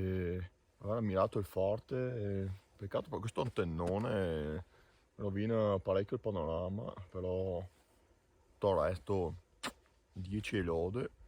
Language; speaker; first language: Italian; native; Italian